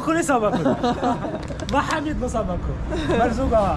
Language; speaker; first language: Japanese; non-native, learner; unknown